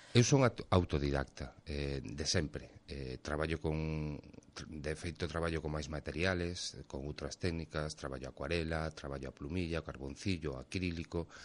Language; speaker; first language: Galician; native; Galician